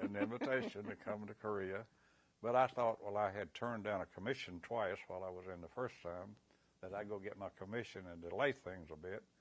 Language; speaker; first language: English; native; English